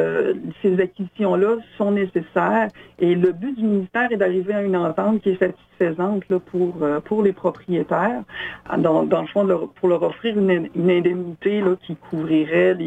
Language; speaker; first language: French; native; French